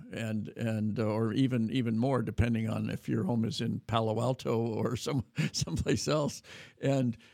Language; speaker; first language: English; native; English